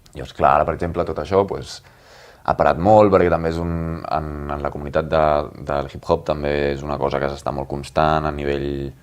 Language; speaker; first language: Catalan; native; Catalan